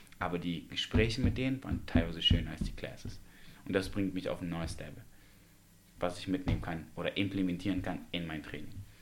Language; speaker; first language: German; early bilingual, other home language; Russian